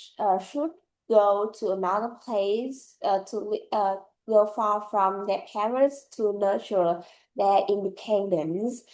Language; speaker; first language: English; non-native, learner; Vietnamese